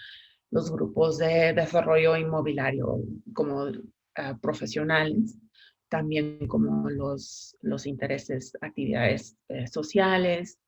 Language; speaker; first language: Spanish; non-native, fluent; English